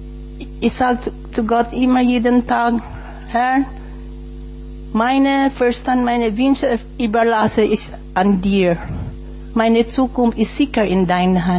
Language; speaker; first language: German; non-native, learner; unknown